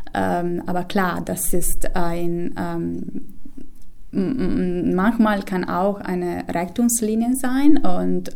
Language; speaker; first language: German; non-native, fluent; Italian